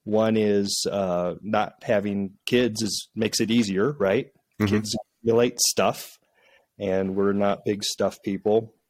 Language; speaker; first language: English; native; English